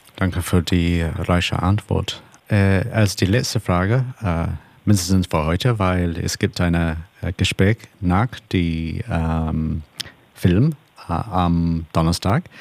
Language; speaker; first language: German; non-native, learner; English